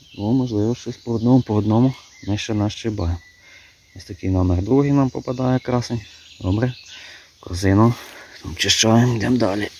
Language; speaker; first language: Ukrainian; native; Ukrainian